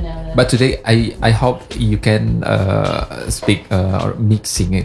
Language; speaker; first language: English; non-native, learner; Indonesian